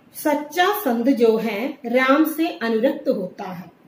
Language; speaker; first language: Hindi; non-native, local second language; Malayalam